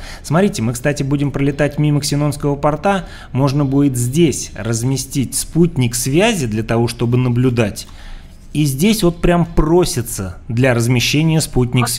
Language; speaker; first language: Russian; native; Russian